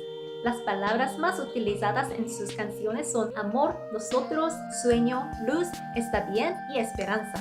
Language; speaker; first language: Spanish; non-native, fluent; Korean